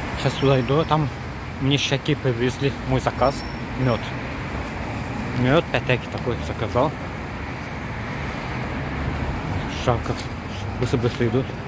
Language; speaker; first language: Russian; non-native, learner; Azerbaijani